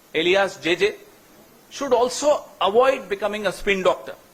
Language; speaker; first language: English; non-native, local second language; Hindi